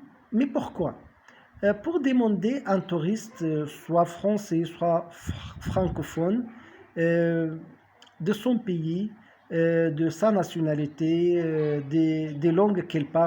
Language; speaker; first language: French; non-native, fluent; Arabic